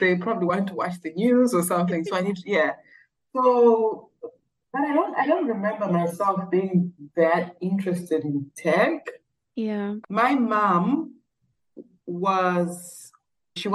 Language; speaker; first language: English; non-native, local second language; Shona